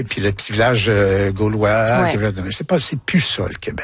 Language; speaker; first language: French; native; French